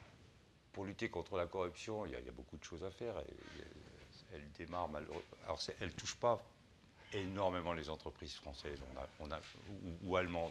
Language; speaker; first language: French; native; French